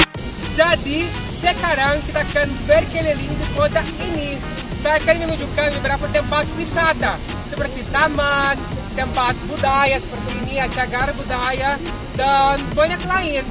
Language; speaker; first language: Indonesian; non-native, fluent; Portuguese